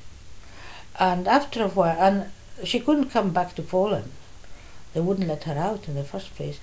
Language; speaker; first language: English; non-native, fluent; Polish